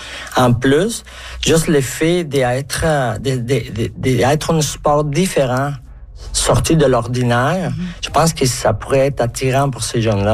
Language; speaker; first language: French; non-native, fluent; Spanish